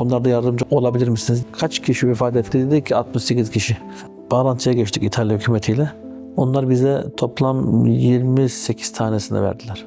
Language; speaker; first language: Turkish; early bilingual, heritage; Turkish